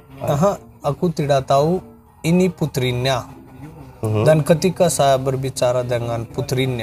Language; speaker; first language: Indonesian; non-native, learner; Hindi